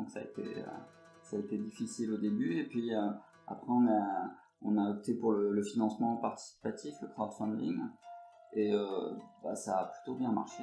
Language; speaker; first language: French; native; French